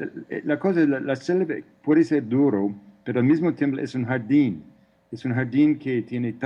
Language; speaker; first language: Spanish; non-native, fluent; English